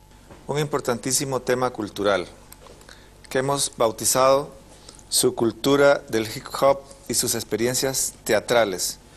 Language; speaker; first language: Spanish; native; Spanish